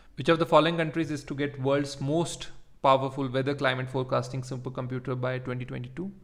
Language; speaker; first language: English; non-native, local second language; Hindi